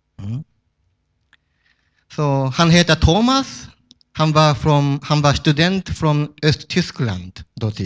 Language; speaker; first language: Swedish; non-native, fluent; Japanese